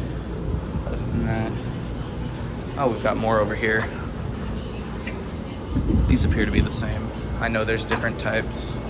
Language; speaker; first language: English; native; English